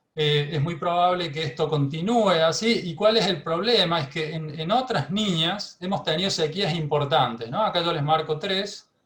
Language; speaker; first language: Spanish; native; Spanish